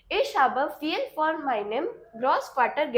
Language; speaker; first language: German; non-native, fluent; Hindi